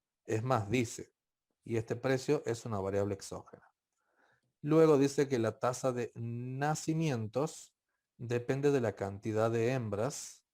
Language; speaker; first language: Spanish; native; Spanish